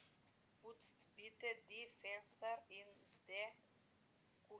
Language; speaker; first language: German; non-native, learner; Macedonian